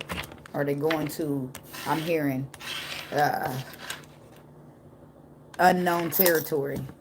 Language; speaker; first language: English; native; English